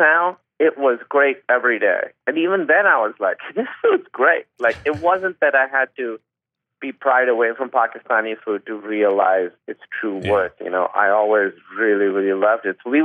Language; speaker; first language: English; non-native, local second language; Urdu